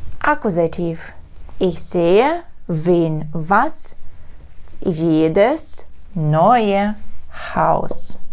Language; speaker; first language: German; non-native, fluent; Ukrainian